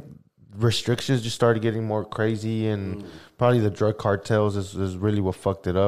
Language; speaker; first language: English; early bilingual, other home language; Spanish